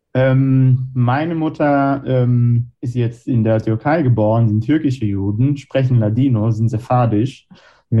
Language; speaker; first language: German; non-native, fluent; Hebrew